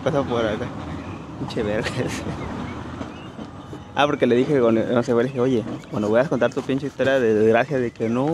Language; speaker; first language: Spanish; native; Spanish